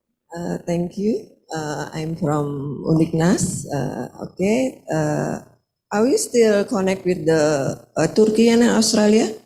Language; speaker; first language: English; non-native, learner; Indonesian